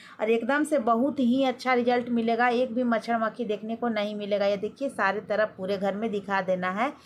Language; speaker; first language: Hindi; native; Hindi